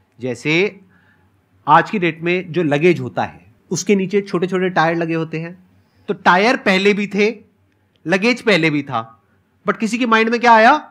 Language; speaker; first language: Hindi; native; Hindi